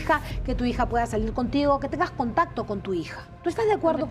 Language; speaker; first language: Spanish; native; Spanish